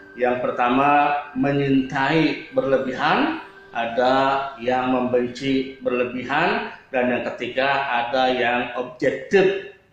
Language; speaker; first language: Indonesian; native; Indonesian